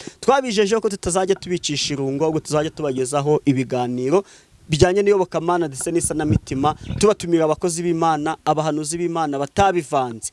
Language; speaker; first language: Kinyarwanda; native; Kinyarwanda